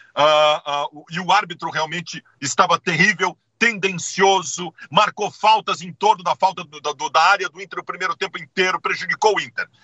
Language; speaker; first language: Portuguese; native; Portuguese